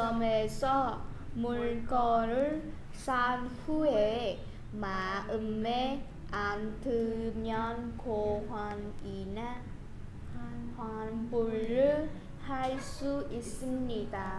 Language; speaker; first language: Korean; non-native, learner; Vietnamese